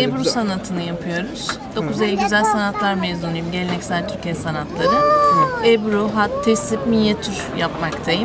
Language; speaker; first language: Turkish; native; Turkish